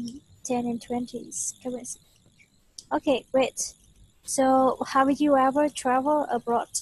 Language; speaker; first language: English; non-native, fluent; Vietnamese